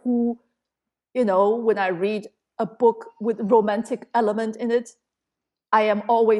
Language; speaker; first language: English; non-native, fluent; Chinese